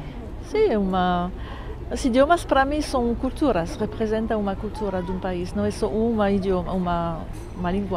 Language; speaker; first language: Portuguese; non-native, fluent; French